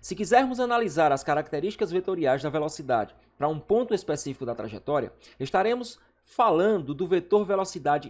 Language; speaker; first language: Portuguese; native; Portuguese